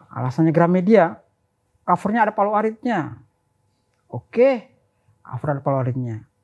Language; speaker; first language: Indonesian; native; Indonesian